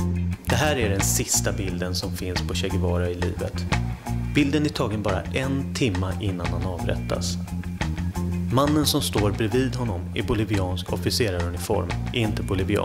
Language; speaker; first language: Swedish; native; Swedish